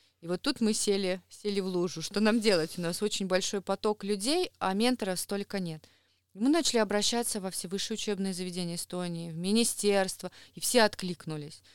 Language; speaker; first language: Russian; native; Russian